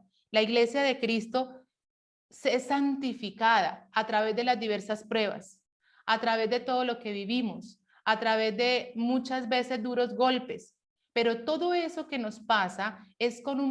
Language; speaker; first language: Spanish; native; Spanish